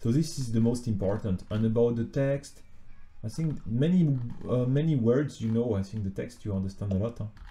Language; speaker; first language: English; non-native, fluent; French